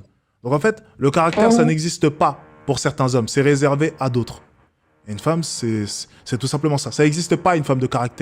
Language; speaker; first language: French; native; French